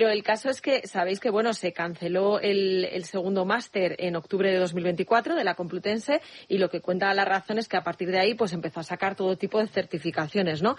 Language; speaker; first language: Spanish; native; Spanish